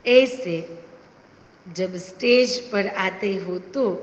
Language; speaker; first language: Hindi; non-native, local second language; Gujarati